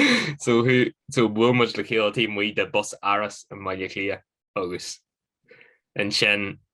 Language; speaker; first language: Irish; non-native, local second language; English